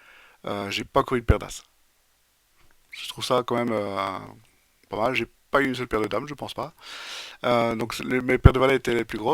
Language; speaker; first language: French; native; French